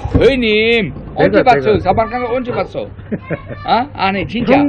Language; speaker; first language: Korean; non-native, learner; Uzbek